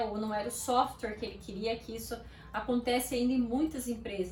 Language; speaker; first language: Portuguese; native; Portuguese